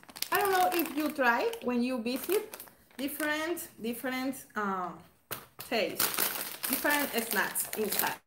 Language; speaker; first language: English; non-native, learner; Spanish